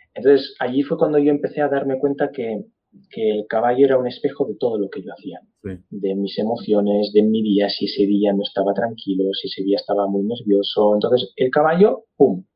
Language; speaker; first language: Spanish; native; Spanish